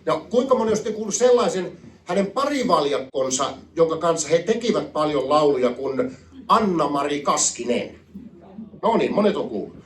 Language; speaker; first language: Finnish; native; Finnish